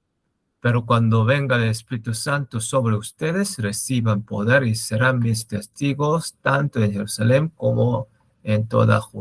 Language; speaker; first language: Spanish; non-native, learner; Korean